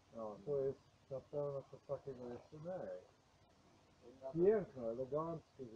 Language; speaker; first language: Polish; non-native, learner; Ukrainian